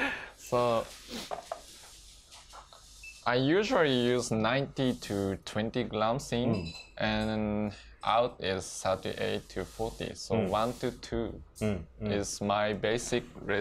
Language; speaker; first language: English; non-native, learner; Japanese